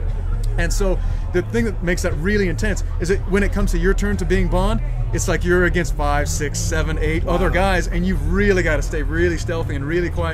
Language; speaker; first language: English; native; English